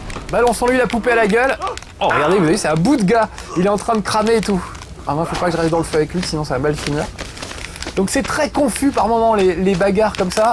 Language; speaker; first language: French; native; French